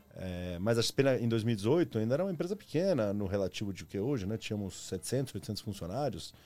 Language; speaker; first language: Portuguese; early bilingual, other home language; Spanish